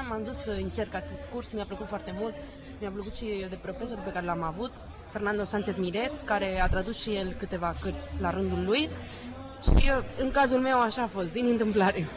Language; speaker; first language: Romanian; non-native, fluent; Spanish